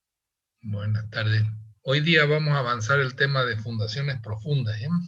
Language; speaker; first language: Spanish; native; Spanish